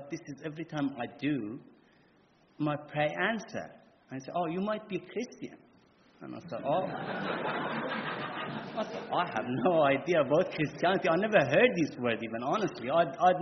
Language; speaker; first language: English; non-native, fluent; Persian